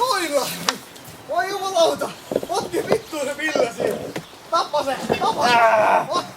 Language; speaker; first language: Finnish; native; Finnish